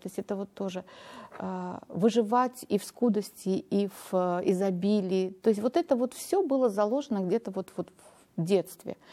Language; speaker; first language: Russian; non-native, local second language; Armenian